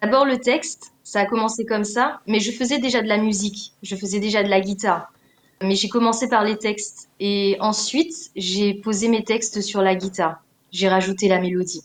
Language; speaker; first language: French; native; French